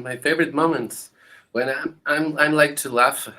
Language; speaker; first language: English; non-native, learner; Spanish